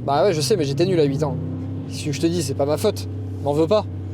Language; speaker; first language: French; native; French